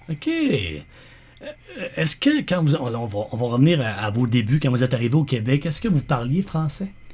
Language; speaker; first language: French; native; French